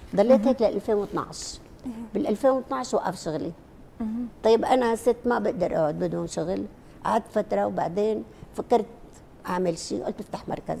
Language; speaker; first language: Arabic; non-native, local second language; Kurdish